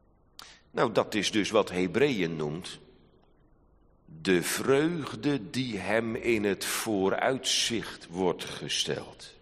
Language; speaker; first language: Dutch; native; Dutch